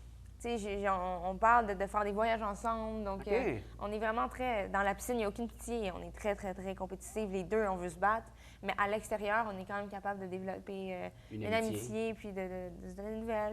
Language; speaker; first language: French; native; French